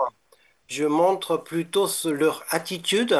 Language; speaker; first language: French; non-native, fluent; Japanese